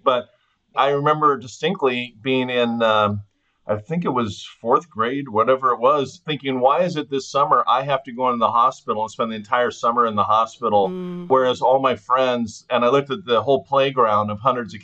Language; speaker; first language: English; native; English